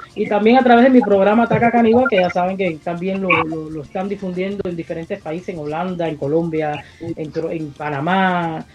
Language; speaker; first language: Spanish; native; Spanish